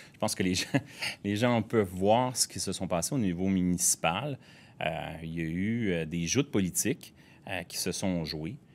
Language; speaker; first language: French; native; French